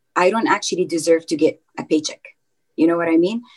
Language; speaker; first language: English; non-native, fluent; Arabic